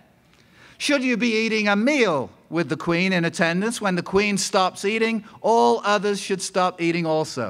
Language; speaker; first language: English; native; English